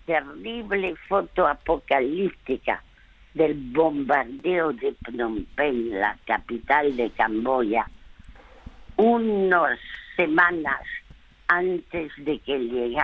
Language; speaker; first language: Spanish; early bilingual, other home language; French